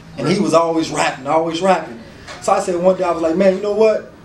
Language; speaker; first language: English; native; English